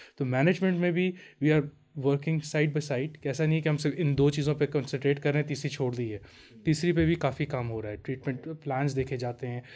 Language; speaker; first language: Urdu; native; Urdu